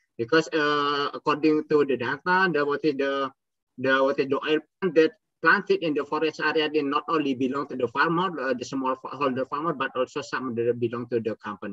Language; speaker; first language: English; non-native, fluent; Indonesian